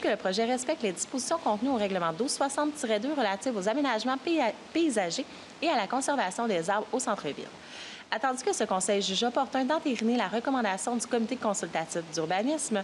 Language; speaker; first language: French; native; French